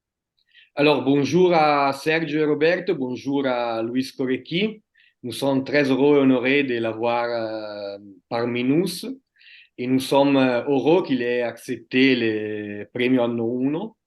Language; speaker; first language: French; non-native, fluent; Italian